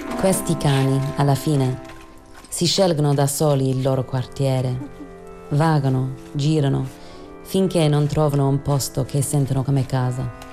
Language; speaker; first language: Italian; non-native, fluent; English